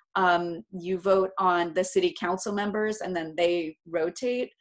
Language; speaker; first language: English; native; English